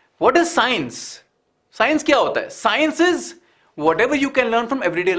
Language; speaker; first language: English; non-native, local second language; Hindi